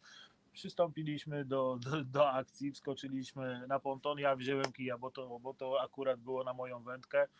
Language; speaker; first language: Polish; native; Polish